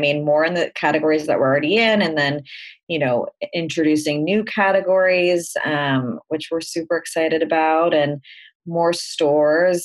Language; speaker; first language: English; native; English